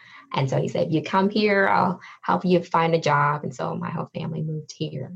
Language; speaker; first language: English; early bilingual, other home language; Vietnamese